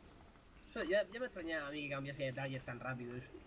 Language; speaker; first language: Spanish; native; Spanish